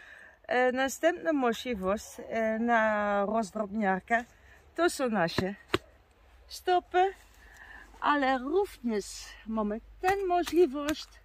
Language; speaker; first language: Polish; non-native, learner; Dutch